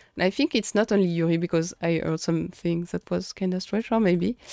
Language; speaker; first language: English; non-native, fluent; French